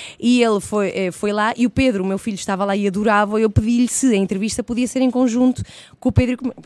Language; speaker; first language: Portuguese; early bilingual, heritage; Portuguese